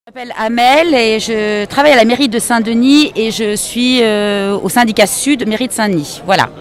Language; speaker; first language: French; native; French